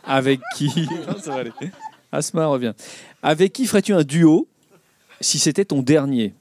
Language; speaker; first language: French; native; French